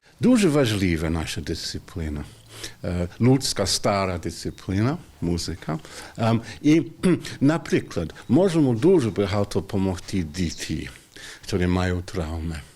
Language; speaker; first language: Ukrainian; non-native, learner; English